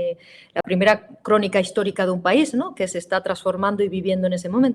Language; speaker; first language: Spanish; native; Spanish